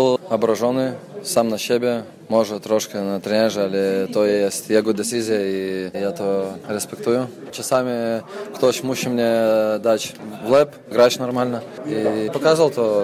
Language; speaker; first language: Polish; non-native, learner; Lithuanian